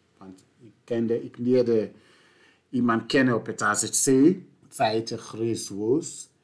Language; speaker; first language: Dutch; non-native, fluent; English